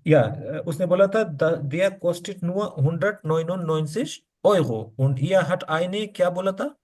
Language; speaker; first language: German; non-native, fluent; Urdu